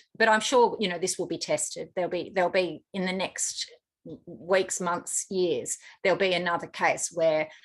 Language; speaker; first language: English; native; English